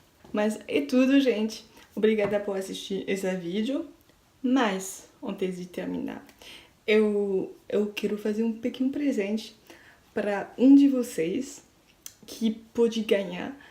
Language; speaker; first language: Portuguese; non-native, learner; French